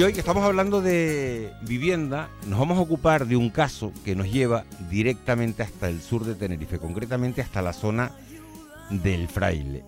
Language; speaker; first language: Spanish; native; Spanish